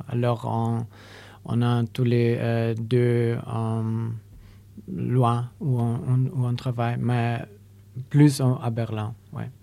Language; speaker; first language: French; non-native, learner; Polish